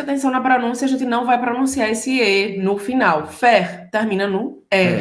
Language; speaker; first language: Portuguese; native; Portuguese